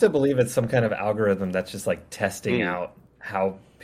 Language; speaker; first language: English; native; English